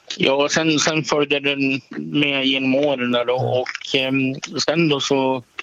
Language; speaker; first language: Swedish; native; Swedish